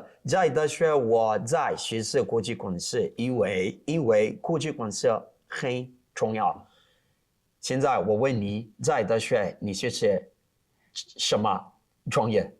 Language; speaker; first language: Chinese; non-native, learner; Portuguese